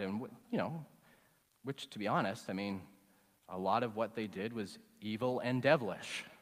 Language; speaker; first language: English; native; English